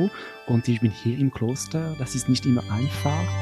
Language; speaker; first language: German; non-native, local second language; French